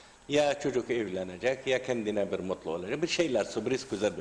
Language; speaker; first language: Turkish; non-native, learner; Arabic